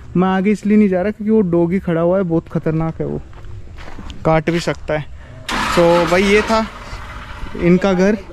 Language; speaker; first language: Hindi; native; Hindi